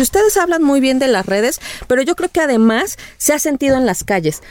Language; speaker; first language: Spanish; native; Spanish